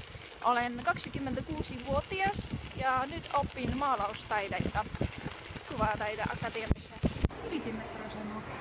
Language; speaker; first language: Finnish; non-native, learner; Estonian